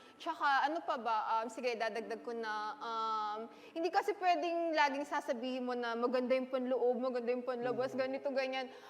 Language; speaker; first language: Filipino; native; Filipino